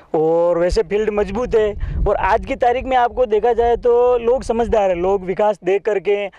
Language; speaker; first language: Hindi; native; Hindi